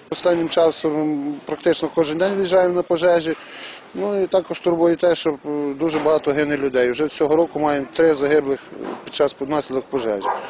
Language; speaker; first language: Ukrainian; native; Ukrainian